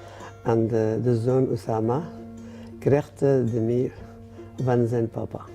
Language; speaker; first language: Dutch; non-native, learner; Arabic